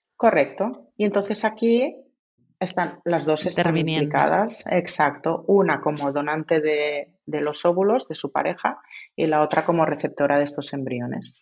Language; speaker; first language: Spanish; native; Spanish